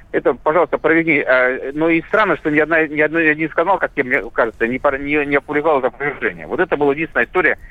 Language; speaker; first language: Russian; native; Russian